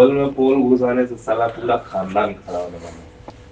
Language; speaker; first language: Hindi; native; Hindi